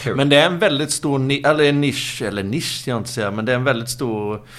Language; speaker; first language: Swedish; native; Swedish